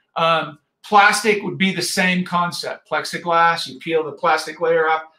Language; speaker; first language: English; native; English